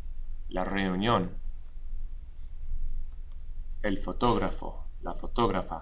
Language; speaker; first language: Spanish; non-native, fluent; English